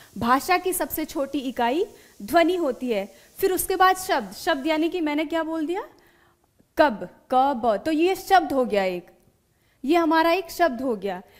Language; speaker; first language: Hindi; native; Hindi